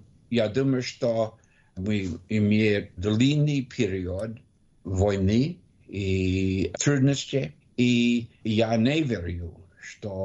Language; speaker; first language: Russian; non-native, learner; English